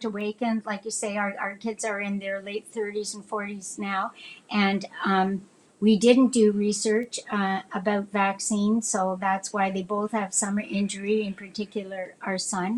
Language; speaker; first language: English; native; English